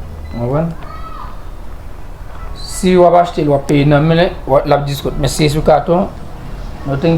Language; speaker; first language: Portuguese; non-native, learner; Haitian Creole